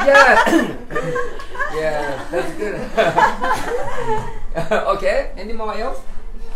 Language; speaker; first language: English; non-native, learner; Thai